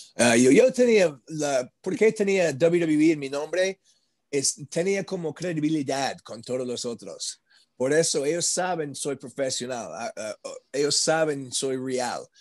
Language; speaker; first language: Spanish; non-native, learner; English